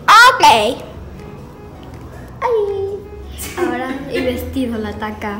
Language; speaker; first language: Spanish; native; Spanish